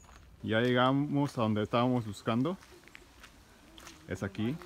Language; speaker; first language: Spanish; early bilingual, heritage; Spanish